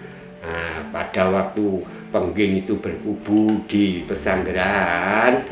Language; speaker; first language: Indonesian; non-native, local second language; Javanese